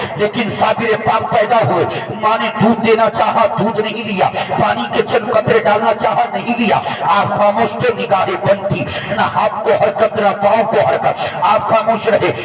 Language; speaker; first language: Urdu; native; Urdu